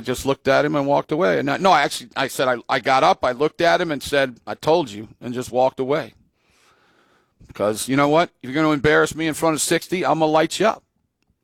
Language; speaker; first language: English; native; English